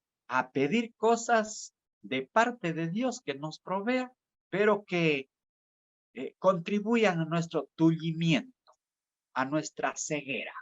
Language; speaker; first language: Spanish; native; Spanish